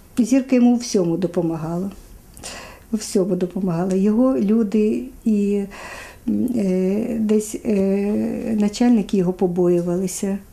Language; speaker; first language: Ukrainian; native; Ukrainian